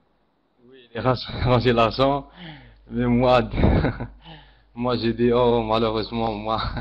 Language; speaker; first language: French; non-native, learner; Arabic